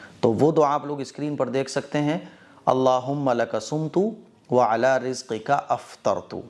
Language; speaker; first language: Urdu; native; Urdu